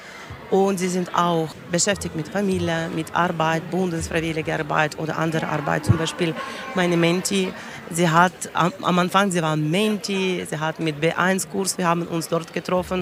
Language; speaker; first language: German; non-native, learner; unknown